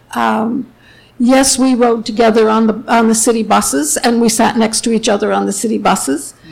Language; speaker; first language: English; native; English